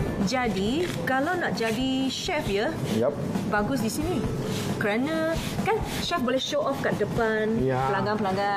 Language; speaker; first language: Malay; native; Malay